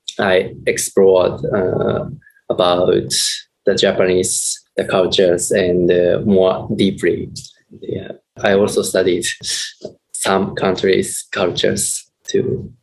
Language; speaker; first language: English; non-native, learner; Japanese